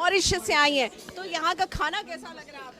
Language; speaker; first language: Hindi; native; Hindi